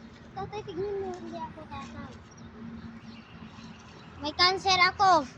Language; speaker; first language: Filipino; non-native, local second language; Cebuano